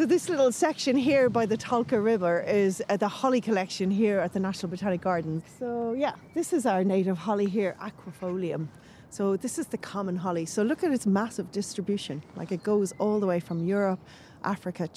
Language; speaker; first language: English; native; English